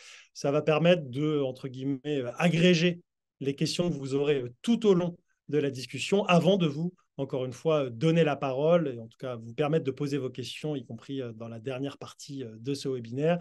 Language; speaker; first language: French; native; French